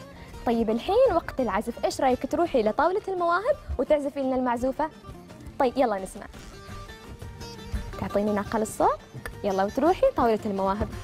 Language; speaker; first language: Arabic; native; Arabic